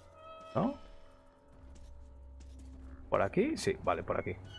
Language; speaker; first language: Spanish; native; Spanish